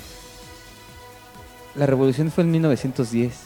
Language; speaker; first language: Spanish; native; Spanish